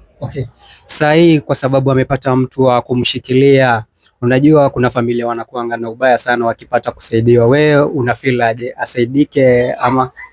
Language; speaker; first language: Swahili; native; Swahili